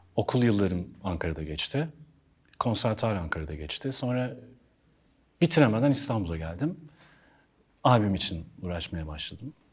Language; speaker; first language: Turkish; native; Turkish